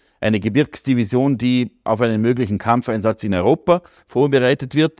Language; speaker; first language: German; native; German